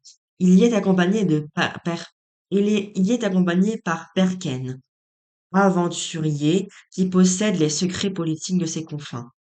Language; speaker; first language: French; native; French